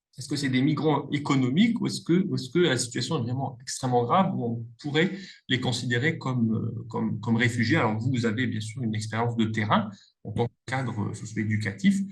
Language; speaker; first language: French; non-native, local second language; Kabyle